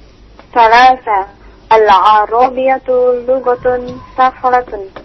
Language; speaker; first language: Arabic; non-native, learner; Indonesian